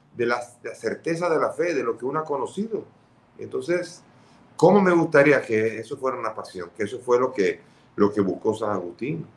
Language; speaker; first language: Spanish; early bilingual, other home language; Catalan